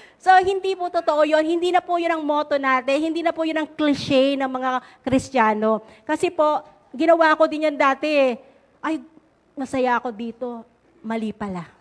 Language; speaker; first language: Filipino; native; Filipino